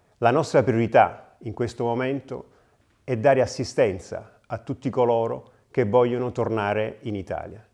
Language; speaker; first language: Italian; native; Italian